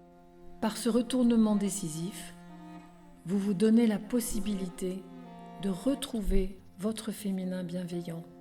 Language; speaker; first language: French; native; French